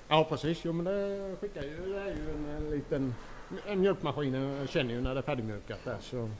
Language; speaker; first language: Swedish; native; Swedish